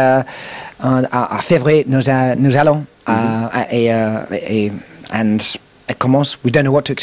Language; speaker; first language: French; non-native, learner; English